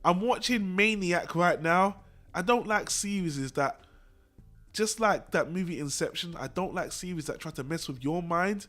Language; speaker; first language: English; native; English